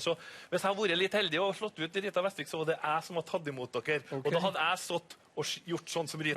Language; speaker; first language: Norwegian; native; Norwegian